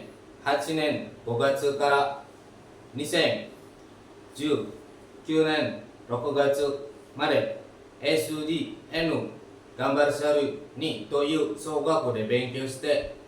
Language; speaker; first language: Japanese; non-native, learner; Indonesian